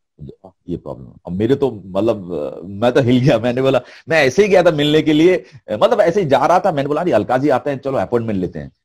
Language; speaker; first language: Hindi; non-native, local second language; Bangla